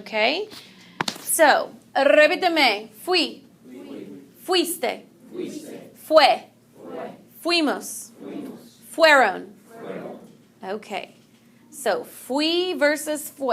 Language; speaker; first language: Spanish; non-native, fluent; English